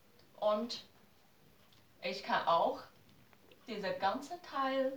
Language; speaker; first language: German; non-native, learner; Chinese